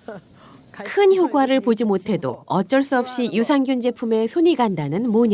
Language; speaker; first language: Korean; native; Korean